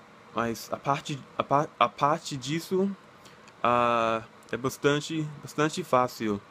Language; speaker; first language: Portuguese; non-native, learner; English